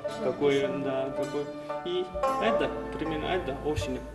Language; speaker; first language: Russian; non-native, learner; Chinese